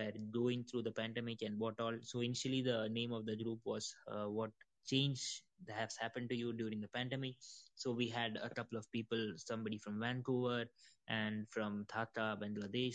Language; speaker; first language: English; non-native, local second language; Malayalam